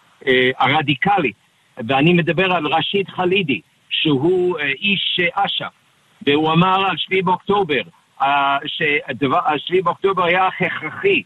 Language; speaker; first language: Hebrew; non-native, fluent; English